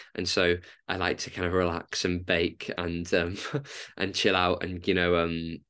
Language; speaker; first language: English; native; English